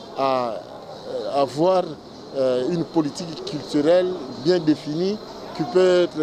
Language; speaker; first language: French; non-native, local second language; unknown